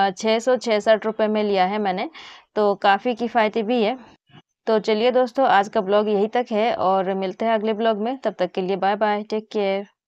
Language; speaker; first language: Hindi; non-native, local second language; Bangla